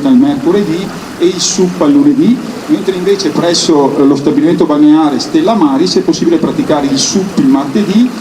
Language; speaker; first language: Italian; native; Italian